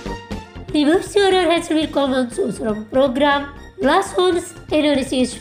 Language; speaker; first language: German; non-native, fluent; Indonesian